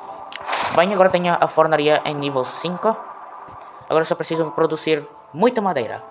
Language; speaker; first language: Portuguese; non-native, learner; Spanish